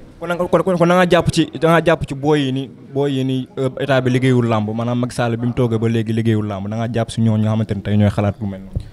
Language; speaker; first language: Wolof; native; Wolof